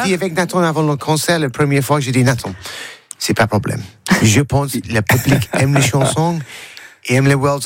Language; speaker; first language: French; non-native, learner; English